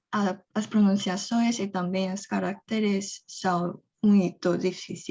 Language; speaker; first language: Portuguese; non-native, fluent; Korean